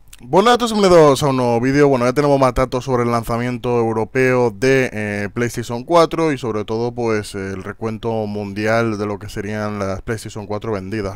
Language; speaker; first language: Spanish; native; Spanish